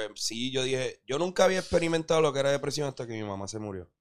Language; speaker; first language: Spanish; early bilingual, heritage; Spanish